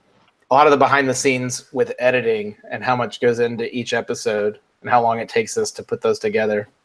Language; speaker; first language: English; native; English